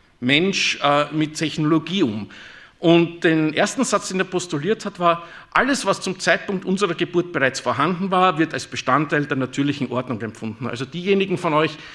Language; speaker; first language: German; native; German